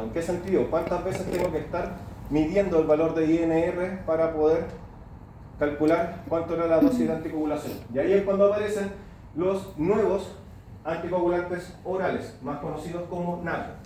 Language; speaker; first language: Spanish; native; Spanish